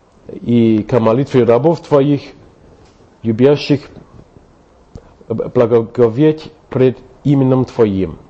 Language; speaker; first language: Russian; non-native, fluent; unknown